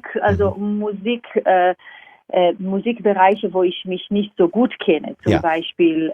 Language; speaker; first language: German; non-native, fluent; Hebrew